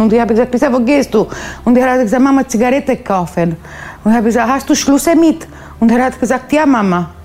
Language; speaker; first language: German; non-native, learner; Romanian